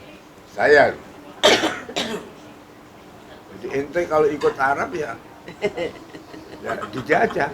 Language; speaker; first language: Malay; non-native, local second language; Javanese